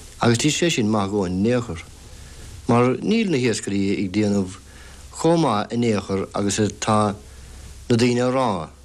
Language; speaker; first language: Irish; native; Irish